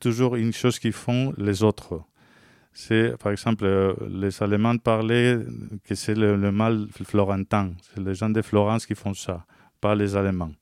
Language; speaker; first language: French; non-native, fluent; Spanish